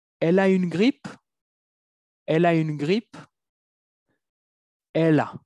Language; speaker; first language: French; non-native, fluent; Spanish